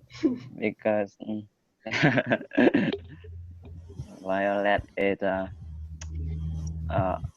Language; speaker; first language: English; non-native, learner; Vietnamese